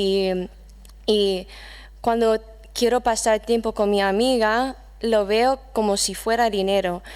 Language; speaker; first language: Spanish; non-native, fluent; English